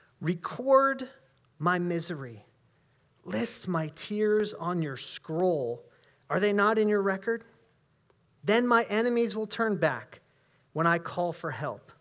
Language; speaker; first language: English; native; English